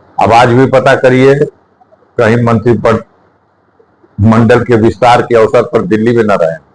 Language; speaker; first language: Hindi; native; Hindi